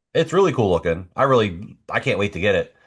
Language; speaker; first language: English; native; English